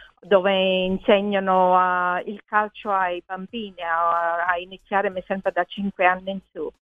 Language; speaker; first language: Italian; early bilingual, heritage; Italian